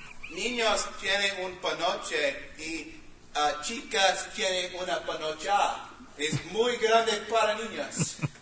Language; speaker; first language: Spanish; non-native, learner; English